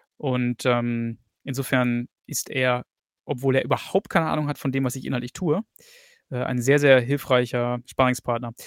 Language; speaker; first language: German; native; German